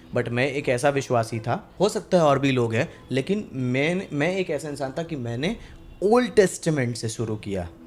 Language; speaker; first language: Hindi; non-native, local second language; Bangla